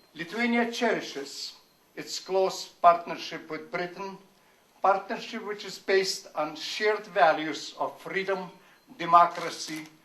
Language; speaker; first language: English; non-native, fluent; Lithuanian